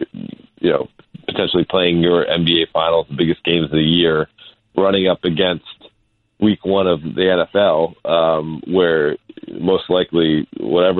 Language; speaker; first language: English; native; English